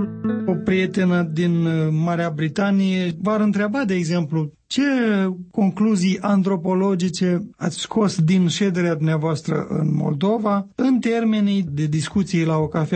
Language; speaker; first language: Romanian; native; Romanian